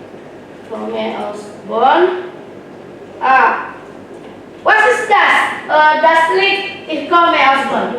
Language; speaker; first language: German; non-native, learner; Indonesian